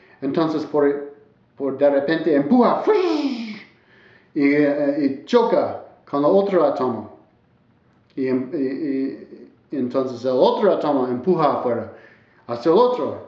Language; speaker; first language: Spanish; non-native, learner; English